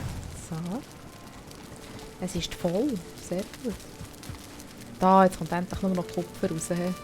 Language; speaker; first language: German; native; German